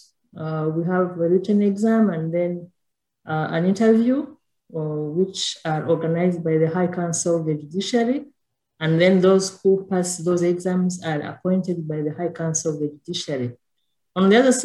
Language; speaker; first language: English; non-native, local second language; Kinyarwanda